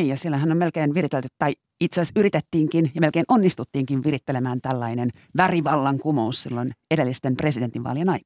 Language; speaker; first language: Finnish; native; Finnish